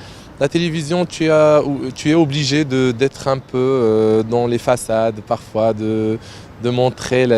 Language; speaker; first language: French; non-native, local second language; Arabic